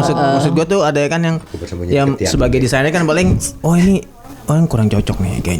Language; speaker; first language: Indonesian; native; Indonesian